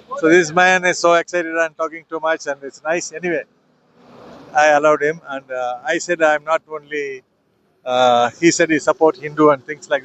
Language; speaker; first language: English; non-native, local second language; Tamil